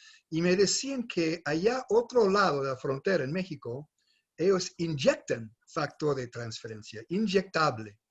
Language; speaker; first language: Spanish; non-native, fluent; English